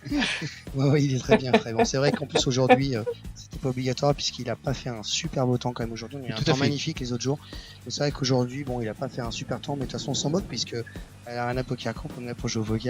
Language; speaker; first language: French; native; French